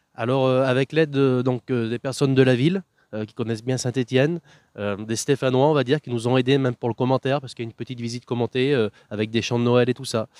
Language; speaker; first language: French; native; French